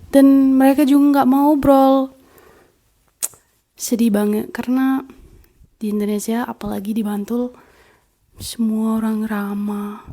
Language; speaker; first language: Indonesian; non-native, fluent; English